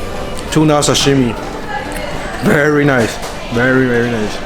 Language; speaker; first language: English; non-native, fluent; Chinese